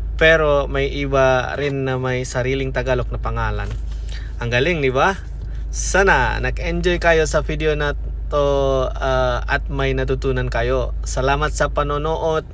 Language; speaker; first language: Filipino; non-native, learner; Indonesian